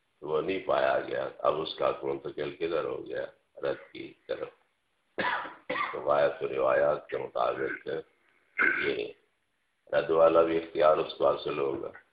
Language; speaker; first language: Urdu; non-native, local second language; Punjabi